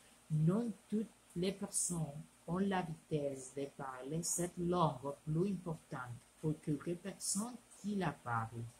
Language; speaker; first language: French; non-native, learner; Spanish